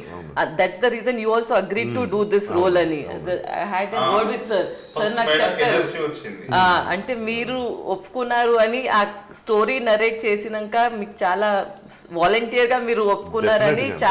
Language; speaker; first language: Telugu; non-native, local second language; Hindi